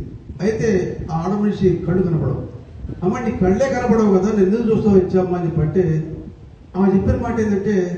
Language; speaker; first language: Telugu; native; Telugu